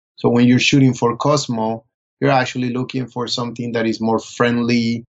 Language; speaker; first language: English; non-native, fluent; Spanish